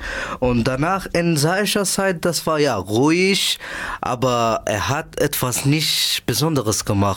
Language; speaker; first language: German; non-native, learner; Persian